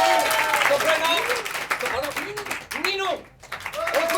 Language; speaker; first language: French; native; French